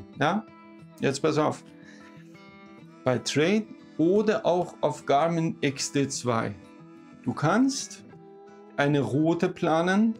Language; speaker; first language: German; non-native, fluent; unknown